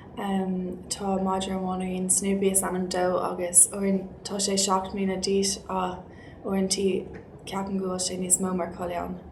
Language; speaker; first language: Irish; non-native, local second language; English